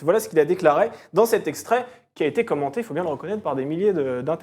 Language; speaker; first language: French; native; French